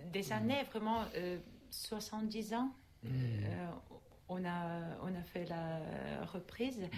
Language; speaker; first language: French; non-native, learner; Russian